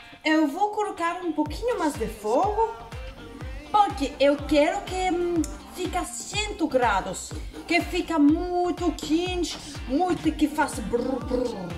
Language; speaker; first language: Portuguese; non-native, learner; Danish